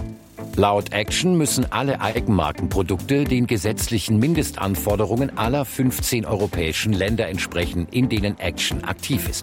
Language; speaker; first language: German; native; German